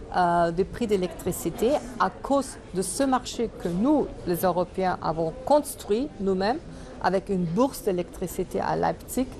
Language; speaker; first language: French; non-native, fluent; German